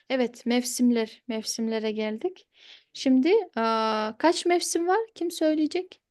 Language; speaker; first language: Turkish; non-native, fluent; Kyrgyz